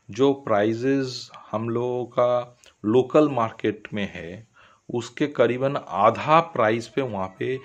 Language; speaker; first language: Hindi; non-native, local second language; Bangla